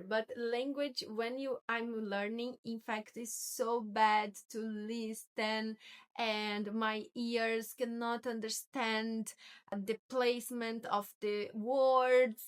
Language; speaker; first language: English; non-native, learner; Portuguese